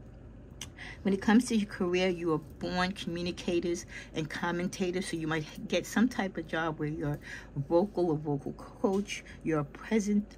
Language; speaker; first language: English; native; English